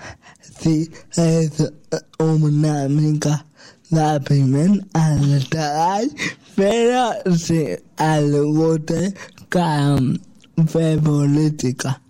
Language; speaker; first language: Catalan; non-native, local second language; Spanish